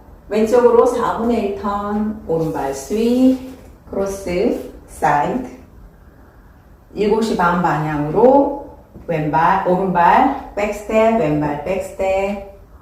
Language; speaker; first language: Korean; native; Korean